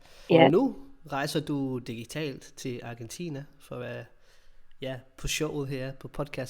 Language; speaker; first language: Danish; non-native, fluent; English